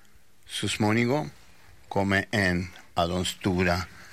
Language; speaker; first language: Swedish; non-native, fluent; Spanish